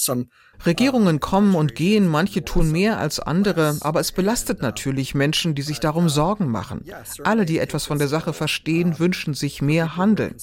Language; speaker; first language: German; native; German